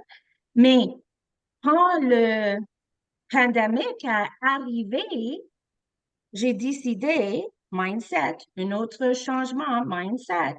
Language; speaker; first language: French; non-native, local second language; English